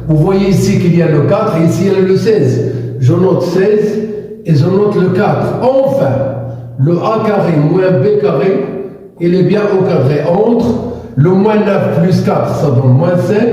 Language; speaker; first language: French; non-native, local second language; Arabic